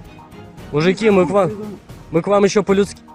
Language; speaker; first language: Russian; native; Russian